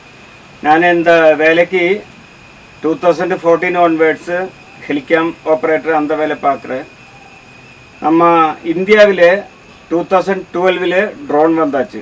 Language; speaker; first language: Tamil; non-native, learner; Malayalam